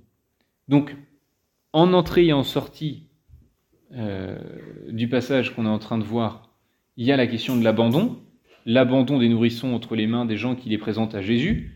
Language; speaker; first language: French; native; French